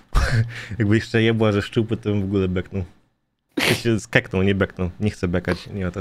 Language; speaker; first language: Polish; native; Polish